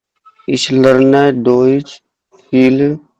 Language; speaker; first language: German; non-native, learner; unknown